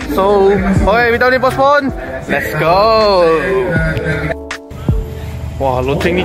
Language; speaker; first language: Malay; non-native, local second language; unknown